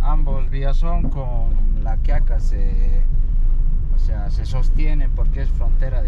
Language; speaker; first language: Spanish; native; Spanish